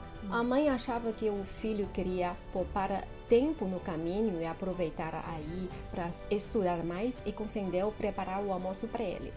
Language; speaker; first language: Portuguese; non-native, fluent; Chinese